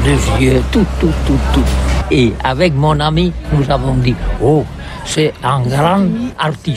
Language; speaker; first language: French; non-native, learner; Catalan